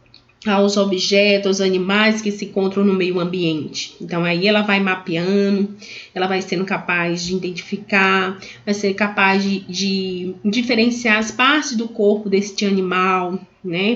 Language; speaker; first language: Portuguese; native; Portuguese